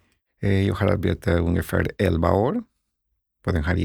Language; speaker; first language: Swedish; non-native, learner; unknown